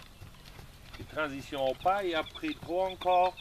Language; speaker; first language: French; non-native, learner; German